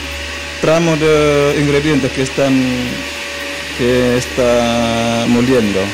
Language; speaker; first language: Spanish; non-native, fluent; Indonesian